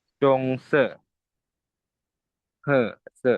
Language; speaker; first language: Chinese; non-native, learner; Lao